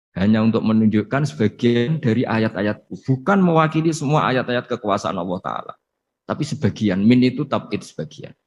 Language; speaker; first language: Malay; non-native, local second language; Javanese